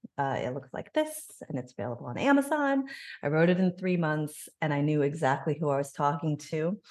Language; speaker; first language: English; native; English